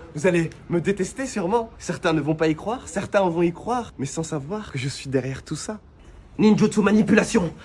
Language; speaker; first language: French; native; French